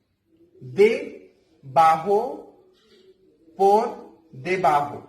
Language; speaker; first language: Spanish; non-native, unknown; Hindi